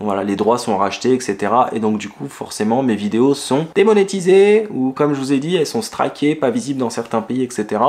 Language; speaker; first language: French; native; French